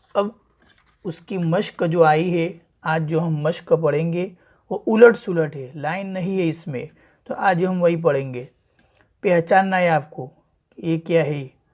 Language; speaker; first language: Hindi; native; Hindi